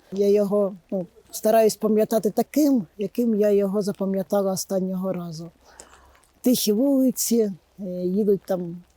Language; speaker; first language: Ukrainian; non-native, local second language; Russian